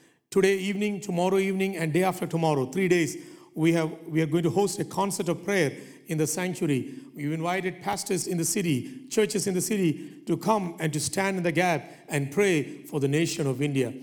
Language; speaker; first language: English; non-native, local second language; Malayalam